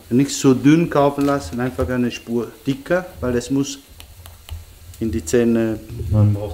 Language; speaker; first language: German; non-native, learner; Italian